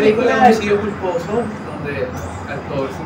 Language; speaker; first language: Spanish; native; Spanish